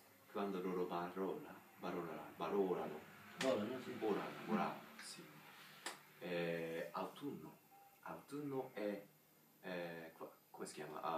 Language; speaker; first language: Italian; non-native, learner; Japanese